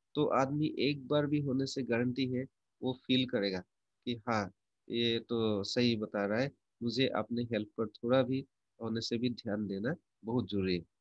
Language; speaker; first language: Hindi; non-native, local second language; Assamese